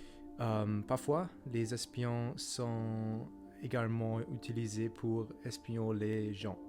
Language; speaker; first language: French; non-native, learner; German